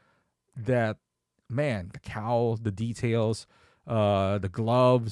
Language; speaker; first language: English; native; English